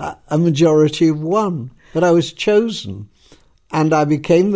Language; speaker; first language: English; native; English